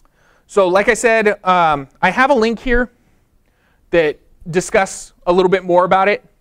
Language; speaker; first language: English; native; English